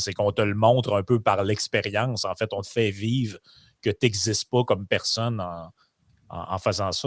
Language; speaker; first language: French; native; French